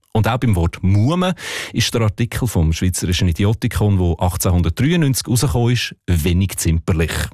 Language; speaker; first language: German; native; German